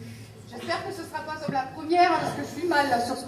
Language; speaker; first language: French; native; French